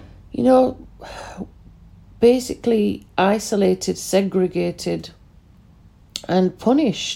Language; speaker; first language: English; non-native, local second language; Pashto